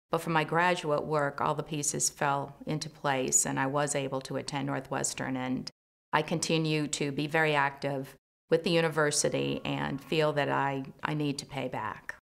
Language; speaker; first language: English; native; English